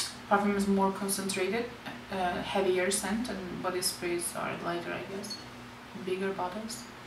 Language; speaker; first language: English; non-native, fluent; Turkish